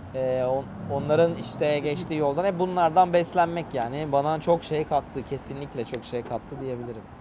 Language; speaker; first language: Turkish; native; Turkish